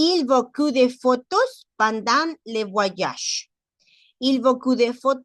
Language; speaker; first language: French; non-native, learner; Spanish